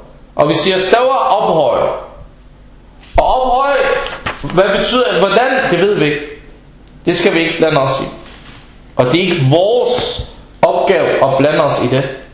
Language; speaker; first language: Danish; non-native, fluent; Arabic